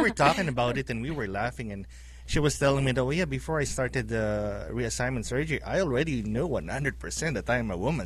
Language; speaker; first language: English; non-native, local second language; Filipino